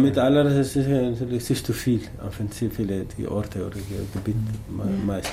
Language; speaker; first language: German; non-native, learner; Tamasheq